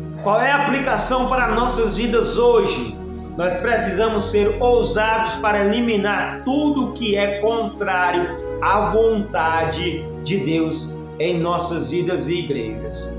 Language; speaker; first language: Portuguese; native; Portuguese